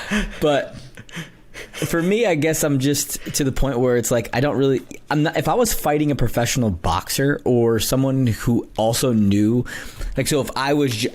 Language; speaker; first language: English; native; English